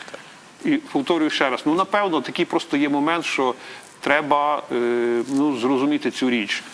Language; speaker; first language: Ukrainian; native; Ukrainian